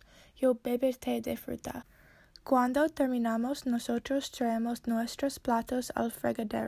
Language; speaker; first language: Spanish; non-native, learner; English